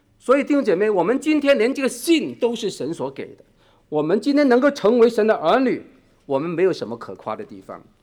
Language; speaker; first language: Chinese; non-native, local second language; Cantonese